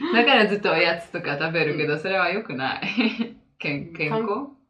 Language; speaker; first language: Japanese; non-native, fluent; Italian